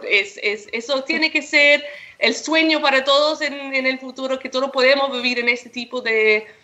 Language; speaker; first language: Spanish; non-native, fluent; English